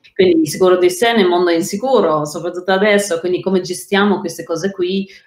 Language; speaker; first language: Italian; non-native, fluent; Dutch